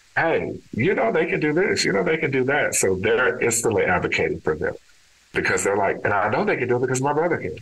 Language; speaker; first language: English; native; English